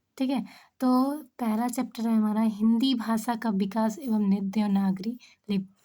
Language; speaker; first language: Hindi; native; Hindi